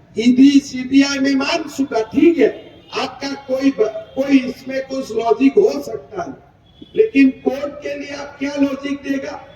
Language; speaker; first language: Hindi; non-native, local second language; Assamese